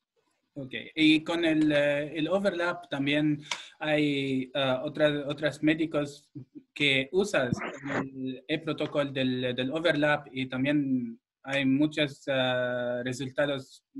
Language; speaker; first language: Spanish; non-native, fluent; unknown